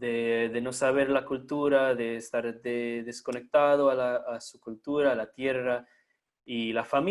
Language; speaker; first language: Spanish; non-native, fluent; English